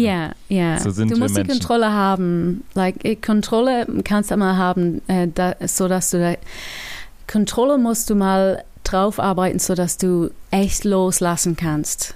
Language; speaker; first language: German; non-native, learner; English